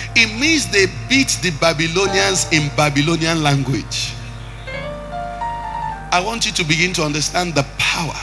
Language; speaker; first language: English; non-native, local second language; Igbo